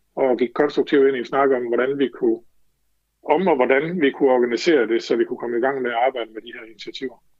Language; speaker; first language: Danish; native; Danish